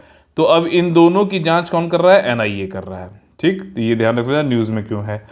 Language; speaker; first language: Hindi; native; Hindi